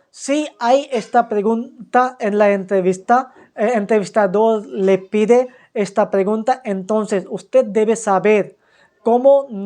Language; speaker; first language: Spanish; non-native, fluent; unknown